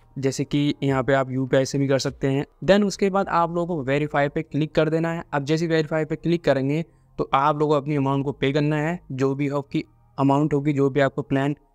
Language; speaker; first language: Hindi; native; Hindi